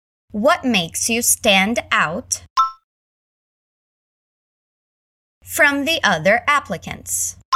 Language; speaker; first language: English; early bilingual, other home language; Portuguese